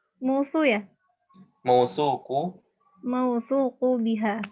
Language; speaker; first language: Arabic; non-native, learner; Indonesian